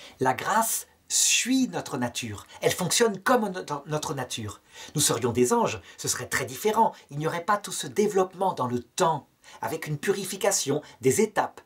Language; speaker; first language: French; native; French